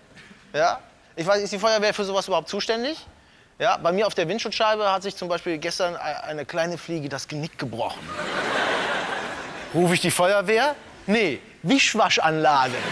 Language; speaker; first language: German; native; German